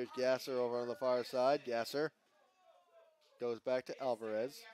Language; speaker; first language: English; native; English